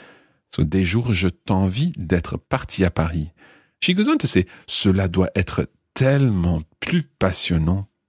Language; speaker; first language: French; non-native, fluent; English